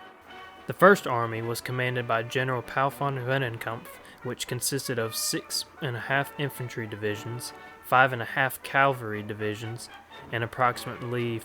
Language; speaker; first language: English; native; English